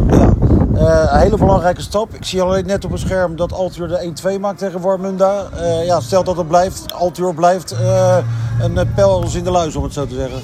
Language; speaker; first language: Dutch; native; Dutch